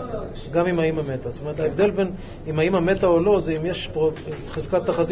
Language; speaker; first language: Hebrew; native; Hebrew